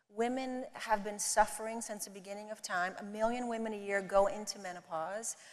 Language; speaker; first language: English; native; English